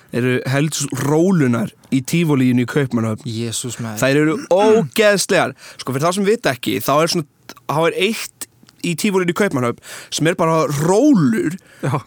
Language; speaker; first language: Icelandic; early bilingual, heritage; Icelandic